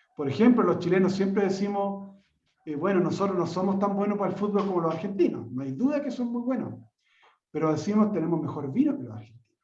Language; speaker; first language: Spanish; native; Spanish